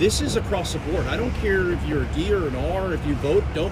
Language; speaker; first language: English; native; English